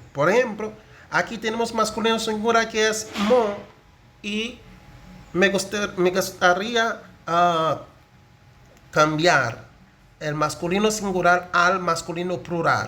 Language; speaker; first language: Spanish; non-native, fluent; Haitian Creole